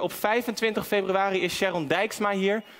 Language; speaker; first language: Dutch; native; Dutch